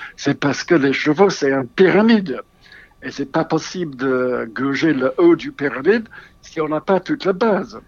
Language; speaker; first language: French; non-native, fluent; English